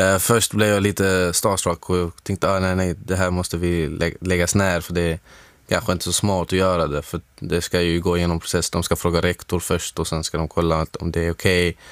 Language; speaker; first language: Swedish; non-native, fluent; Arabic